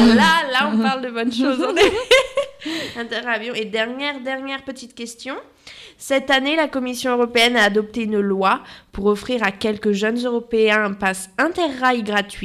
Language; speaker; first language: French; native; French